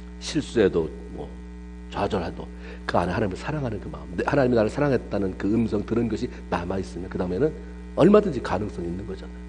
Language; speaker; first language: Korean; native; Korean